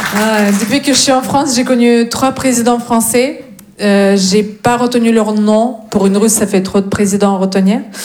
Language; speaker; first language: French; non-native, fluent; Russian